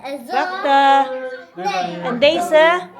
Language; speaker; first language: Dutch; non-native, learner; Filipino